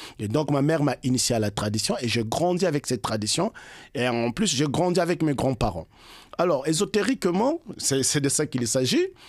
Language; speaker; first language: French; non-native, local second language; Kongo